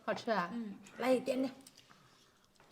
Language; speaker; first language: Chinese; non-native, fluent; Indonesian